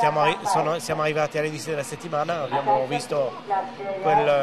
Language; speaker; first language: Italian; native; Italian